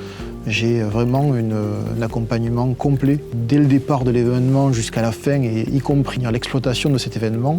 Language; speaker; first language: French; native; French